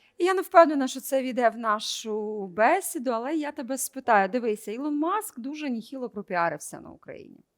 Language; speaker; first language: Ukrainian; native; Ukrainian